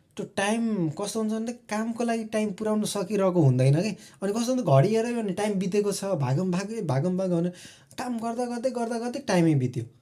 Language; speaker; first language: Nepali; native; Nepali